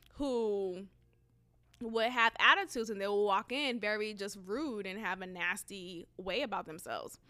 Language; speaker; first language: English; early bilingual, other home language; Haitian Creole